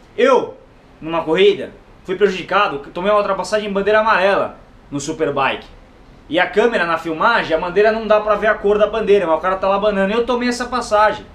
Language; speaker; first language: Portuguese; native; Portuguese